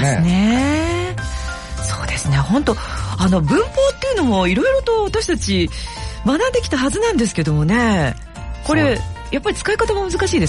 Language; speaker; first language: Japanese; native; Japanese